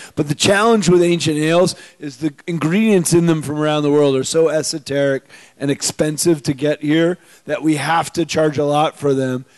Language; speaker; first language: English; native; English